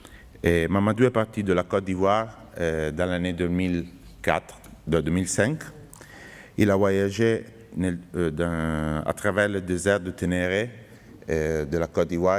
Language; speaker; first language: French; non-native, fluent; Italian